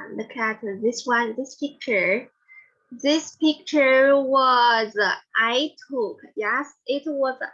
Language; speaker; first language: English; non-native, learner; Chinese